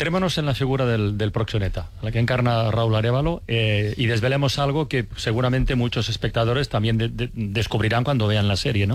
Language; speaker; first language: Spanish; native; Spanish